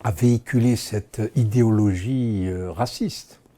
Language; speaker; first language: French; non-native, local second language; Arabic